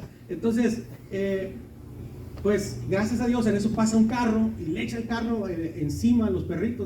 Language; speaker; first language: Spanish; native; Spanish